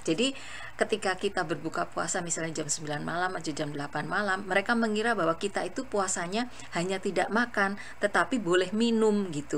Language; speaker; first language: Indonesian; native; Indonesian